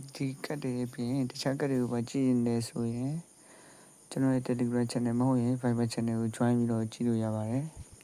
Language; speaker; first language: Burmese; native; Burmese